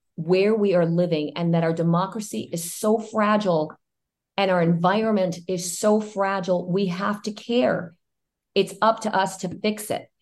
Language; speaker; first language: English; early bilingual, other home language; Spanish